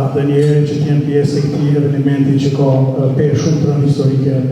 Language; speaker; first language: Albanian; early bilingual, other home language; English